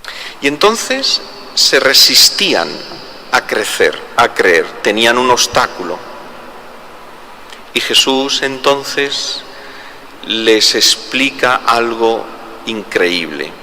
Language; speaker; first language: Spanish; native; Spanish